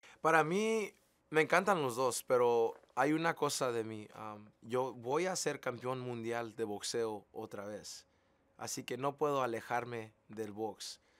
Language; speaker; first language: Spanish; early bilingual, heritage; English